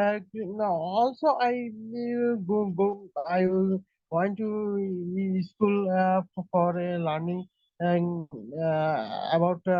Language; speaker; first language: English; non-native, learner; Bangla